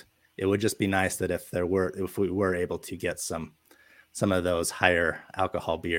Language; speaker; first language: English; native; English